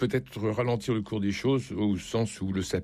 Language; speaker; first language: French; native; French